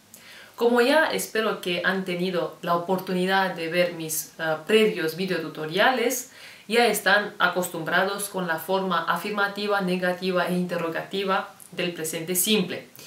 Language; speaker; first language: Spanish; non-native, fluent; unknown